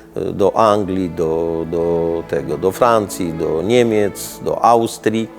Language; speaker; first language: Polish; early bilingual, heritage; Romanian